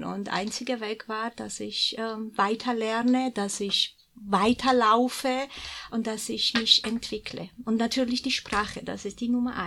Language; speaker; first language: German; non-native, fluent; Georgian